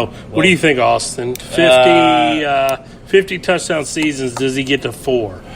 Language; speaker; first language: English; native; English